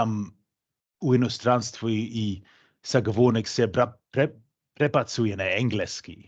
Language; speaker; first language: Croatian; non-native, fluent; English